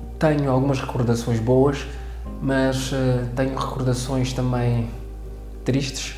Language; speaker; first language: Portuguese; early bilingual, other home language; Kabuverdianu